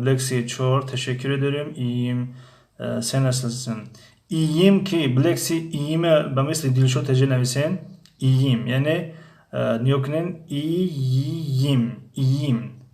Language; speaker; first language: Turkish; non-native, fluent; Tajik